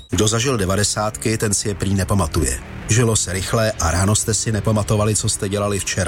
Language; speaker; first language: Czech; native; Czech